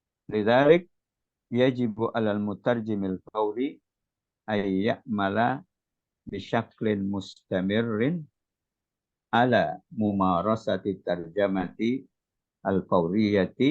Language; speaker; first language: Arabic; non-native, fluent; Indonesian